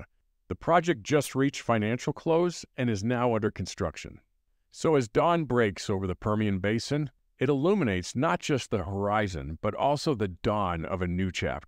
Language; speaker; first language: English; native; English